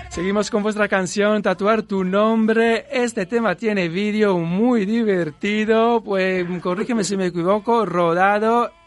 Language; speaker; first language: Spanish; non-native, fluent; Italian